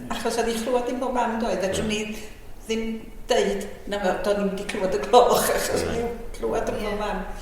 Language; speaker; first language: Welsh; native; Welsh